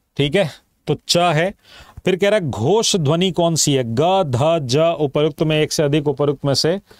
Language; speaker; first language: Hindi; native; Hindi